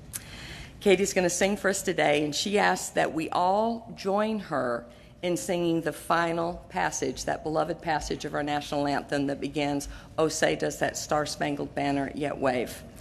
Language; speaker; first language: English; native; English